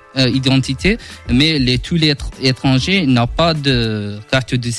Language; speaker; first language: French; non-native, learner; Kurdish